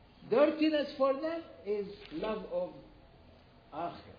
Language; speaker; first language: English; non-native, fluent; Arabic